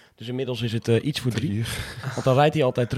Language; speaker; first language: Dutch; native; Dutch